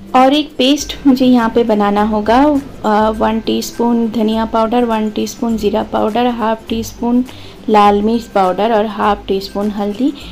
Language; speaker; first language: Hindi; non-native, local second language; Bangla